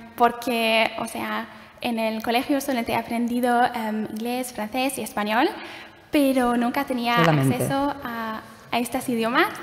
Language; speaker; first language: Spanish; non-native, fluent; German